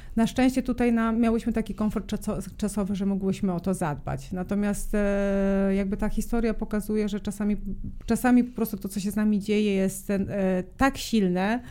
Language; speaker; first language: Polish; non-native, fluent; Serbian